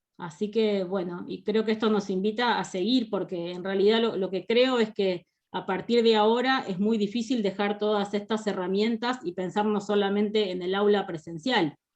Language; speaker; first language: Spanish; native; Spanish